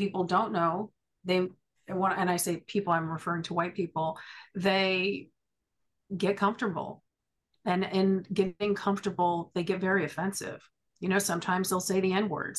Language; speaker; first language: English; native; English